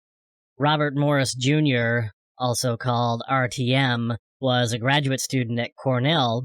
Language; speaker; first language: English; native; English